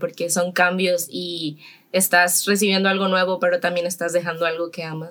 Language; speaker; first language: Spanish; native; Spanish